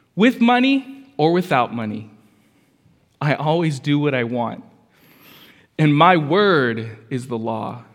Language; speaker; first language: English; early bilingual, other home language; Spanish